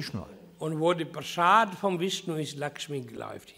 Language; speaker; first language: German; non-native, fluent; Hindi